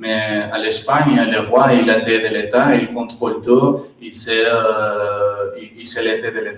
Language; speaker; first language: French; non-native, learner; Catalan